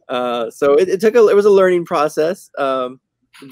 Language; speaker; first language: English; native; English